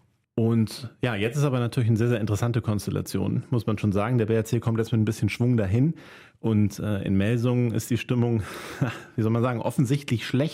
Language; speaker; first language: German; native; German